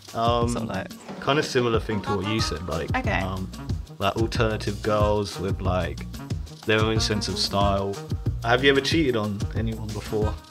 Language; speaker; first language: English; native; English